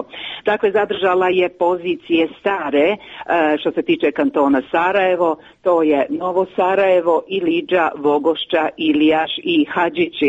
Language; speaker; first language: Croatian; native; Croatian